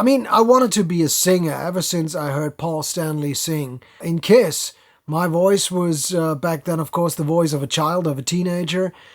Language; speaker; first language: English; non-native, fluent; German